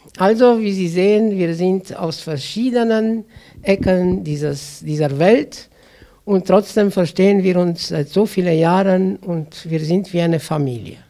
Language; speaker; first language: German; non-native, fluent; Romanian